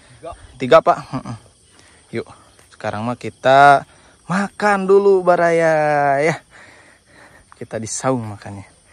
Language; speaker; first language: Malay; non-native, local second language; Sundanese